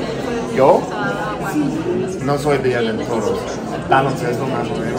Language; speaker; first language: Spanish; non-native, learner; English